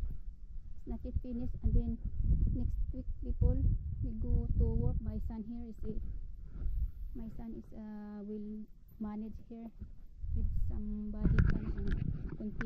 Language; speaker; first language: English; non-native, learner; Filipino